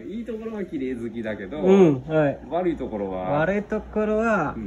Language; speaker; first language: Japanese; native; Japanese